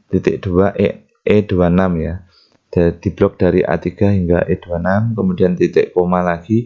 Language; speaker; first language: Indonesian; native; Indonesian